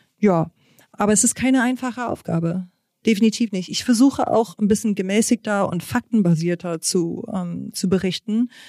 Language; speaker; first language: German; non-native, fluent; English